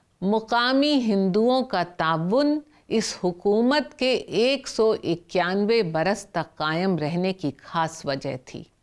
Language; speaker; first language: Urdu; native; Urdu